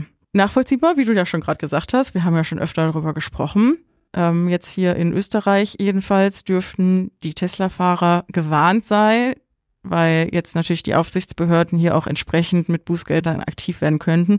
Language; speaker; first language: German; native; German